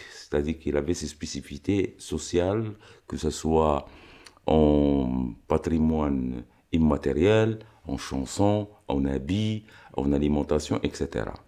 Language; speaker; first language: French; non-native, local second language; Arabic